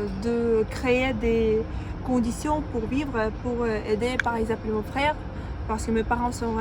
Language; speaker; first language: French; non-native, fluent; Russian